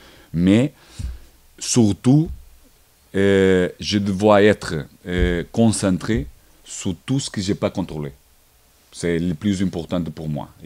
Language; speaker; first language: French; non-native, learner; Portuguese